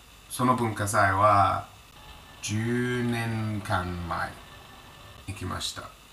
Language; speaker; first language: Japanese; non-native, learner; English